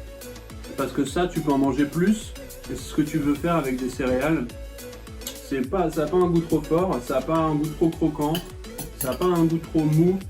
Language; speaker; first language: French; native; French